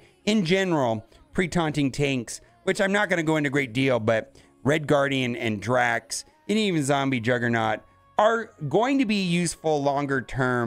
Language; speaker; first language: English; native; English